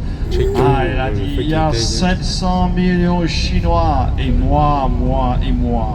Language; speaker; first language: French; non-native, fluent; Chinese